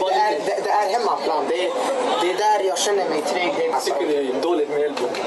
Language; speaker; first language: Swedish; early bilingual, other home language; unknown